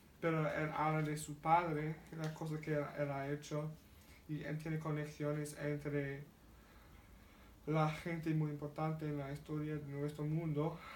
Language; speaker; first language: Spanish; non-native, learner; English